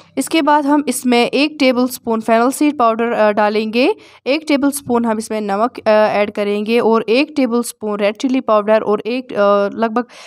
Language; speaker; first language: Urdu; non-native, local second language; Kashmiri